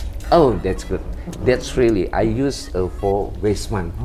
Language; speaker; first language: English; non-native, learner; Indonesian